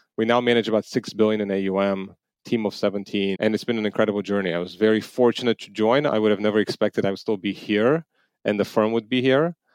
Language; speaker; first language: English; non-native, fluent; Armenian